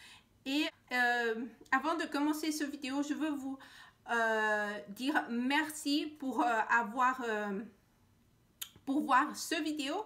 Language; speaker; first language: French; non-native, fluent; Spanish